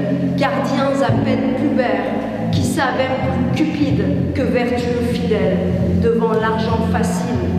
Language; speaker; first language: French; native; French